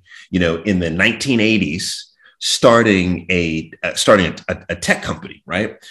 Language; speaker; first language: English; native; English